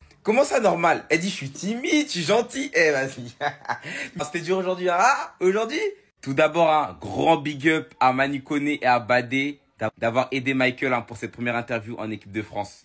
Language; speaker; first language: French; native; French